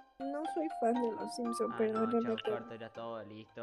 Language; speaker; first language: Spanish; native; Spanish